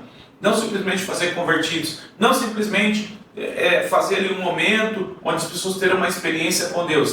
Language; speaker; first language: Portuguese; native; Portuguese